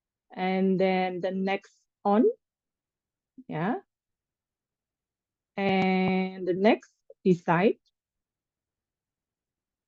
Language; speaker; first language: English; non-native, fluent; Indonesian